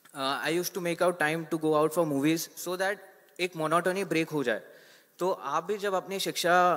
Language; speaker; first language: Hindi; native; Hindi